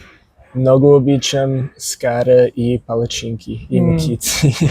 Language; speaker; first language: Bulgarian; non-native, learner; English